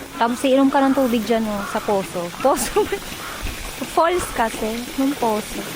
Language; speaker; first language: Filipino; native; Filipino